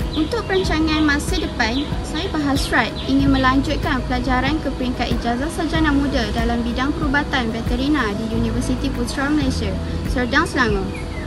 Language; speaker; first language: Malay; native; Malay